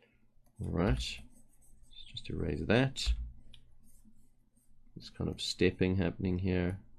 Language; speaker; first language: English; native; English